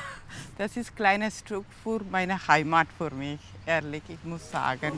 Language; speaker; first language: German; non-native, learner; Tamil